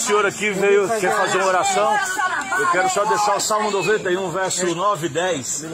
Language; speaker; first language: Portuguese; native; Portuguese